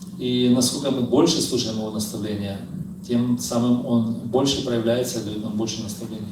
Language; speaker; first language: Russian; native; Russian